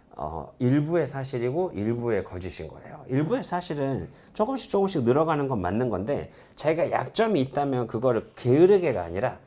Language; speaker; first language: Korean; native; Korean